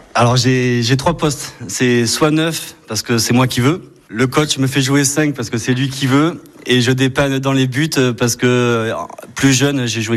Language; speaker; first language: French; native; French